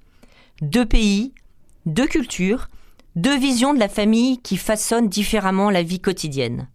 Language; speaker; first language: French; non-native, local second language; Korean